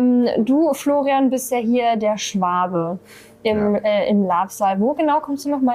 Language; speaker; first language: German; native; German